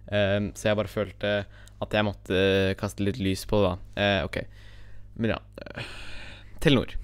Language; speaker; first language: Norwegian; native; Norwegian